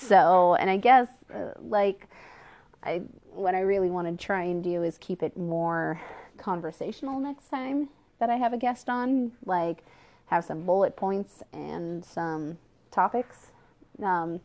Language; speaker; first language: English; native; English